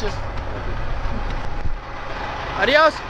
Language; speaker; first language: Spanish; non-native, learner; English